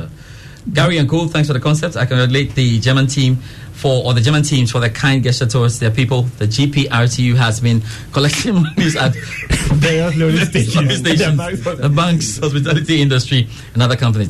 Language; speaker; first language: English; non-native, local second language; Akan